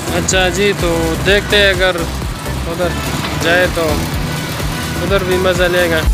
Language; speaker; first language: Hindi; non-native, local second language; Pashto